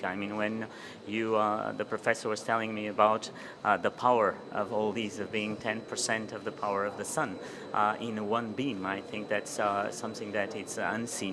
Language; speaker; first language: English; non-native, fluent; Portuguese